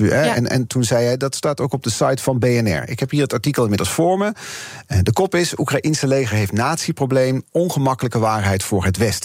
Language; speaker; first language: Dutch; native; Dutch